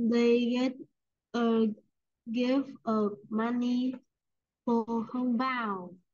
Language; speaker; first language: English; non-native, learner; Vietnamese